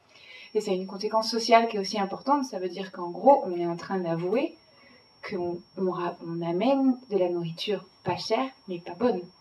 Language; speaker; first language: French; native; French